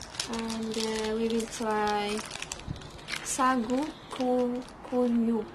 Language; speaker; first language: English; non-native, learner; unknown